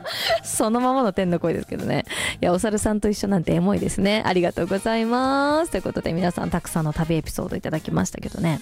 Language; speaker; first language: Japanese; native; Japanese